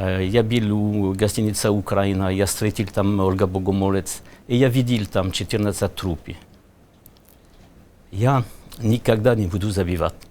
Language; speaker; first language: Russian; non-native, learner; French